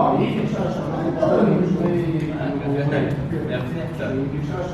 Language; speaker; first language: Hebrew; non-native, learner; Russian